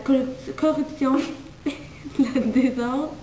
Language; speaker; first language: French; non-native, local second language; English